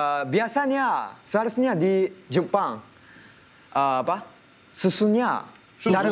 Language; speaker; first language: Indonesian; non-native, learner; Japanese